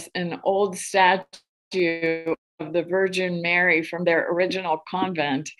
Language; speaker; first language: English; native; English